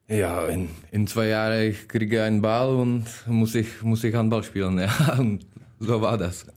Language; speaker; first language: German; non-native, learner; Czech